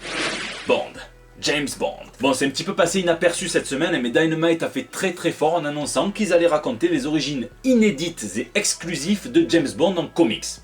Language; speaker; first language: French; native; French